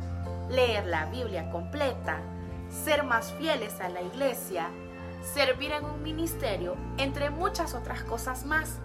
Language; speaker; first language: Spanish; native; Spanish